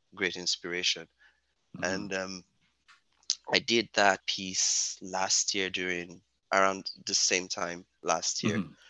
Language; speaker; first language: English; non-native, local second language; Yoruba